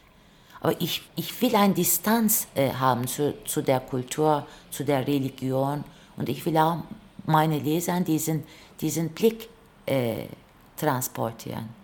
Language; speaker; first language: German; non-native, fluent; Turkish